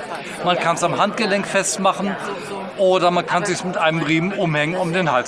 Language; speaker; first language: German; native; German